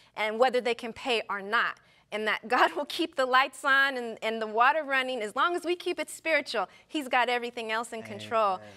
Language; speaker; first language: English; native; English